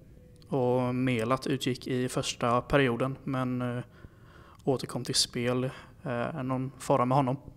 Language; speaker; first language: Swedish; native; Swedish